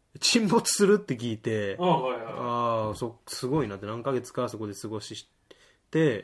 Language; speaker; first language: Japanese; native; Japanese